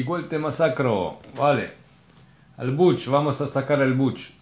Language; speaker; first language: Spanish; non-native, learner; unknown